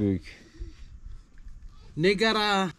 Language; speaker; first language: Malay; non-native, local second language; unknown